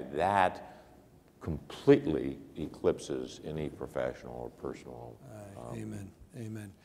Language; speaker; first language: English; native; English